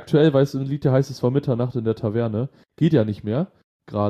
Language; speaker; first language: German; native; German